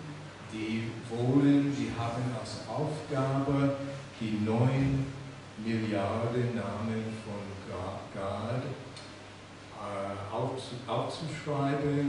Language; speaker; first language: German; non-native, fluent; English